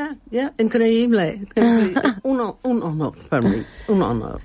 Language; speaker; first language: Spanish; non-native, learner; English